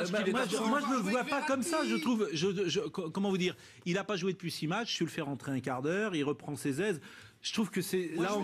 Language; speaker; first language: French; native; French